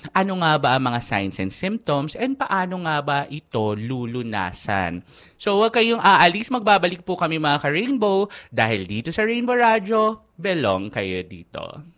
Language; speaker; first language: Filipino; non-native, local second language; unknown